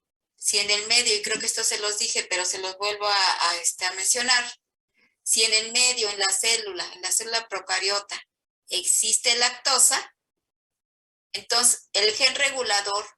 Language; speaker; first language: Spanish; native; Spanish